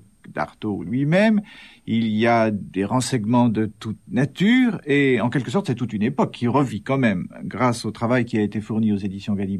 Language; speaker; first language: French; native; French